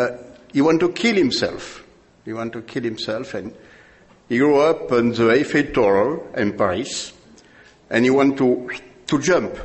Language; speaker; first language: English; non-native, learner; French